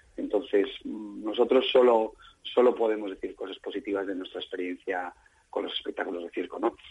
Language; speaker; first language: Spanish; native; Spanish